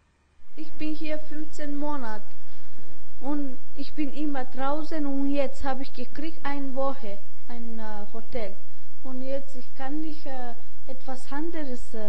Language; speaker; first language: German; non-native, learner; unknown